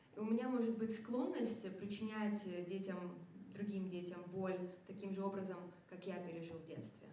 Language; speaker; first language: Russian; native; Russian